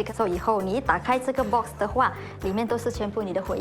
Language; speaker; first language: Chinese; native; Chinese